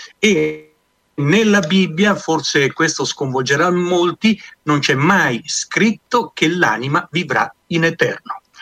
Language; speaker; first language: Italian; native; Italian